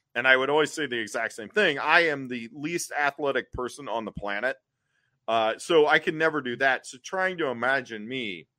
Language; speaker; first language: English; native; English